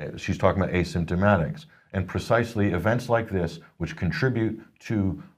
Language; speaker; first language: English; native; English